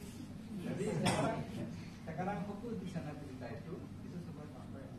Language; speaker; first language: Indonesian; non-native, fluent; Bangla